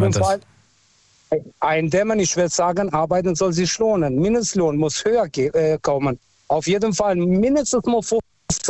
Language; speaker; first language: German; non-native, fluent; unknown